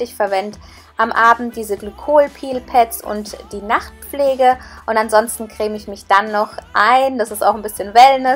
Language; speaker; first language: German; native; German